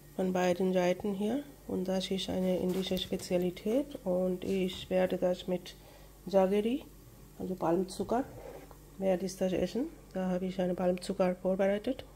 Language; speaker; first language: German; non-native, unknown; Bangla